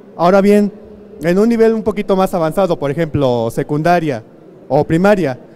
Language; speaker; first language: Spanish; native; Spanish